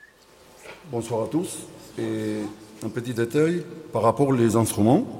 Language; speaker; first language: French; non-native, learner; Armenian